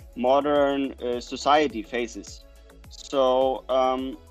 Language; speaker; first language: English; non-native, fluent; German